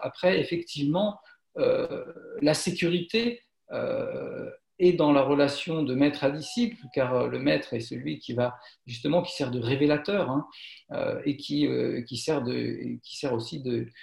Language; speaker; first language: French; native; French